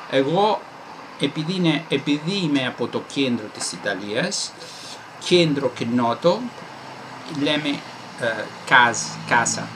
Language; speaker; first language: Greek; non-native, fluent; Italian